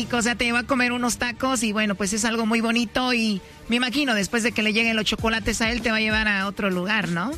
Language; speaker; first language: Spanish; native; Spanish